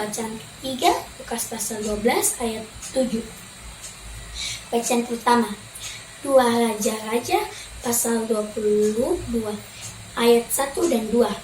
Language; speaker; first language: Indonesian; native; Indonesian